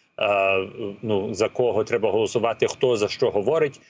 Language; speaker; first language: Ukrainian; early bilingual, heritage; Ukrainian